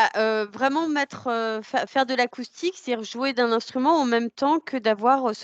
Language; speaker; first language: French; native; French